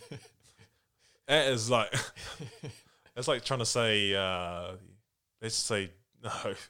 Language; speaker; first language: English; early bilingual, other home language; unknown